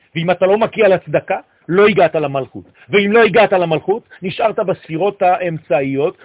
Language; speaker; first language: Hebrew; non-native, fluent; French